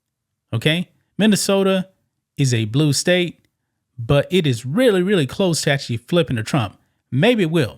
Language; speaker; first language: English; native; English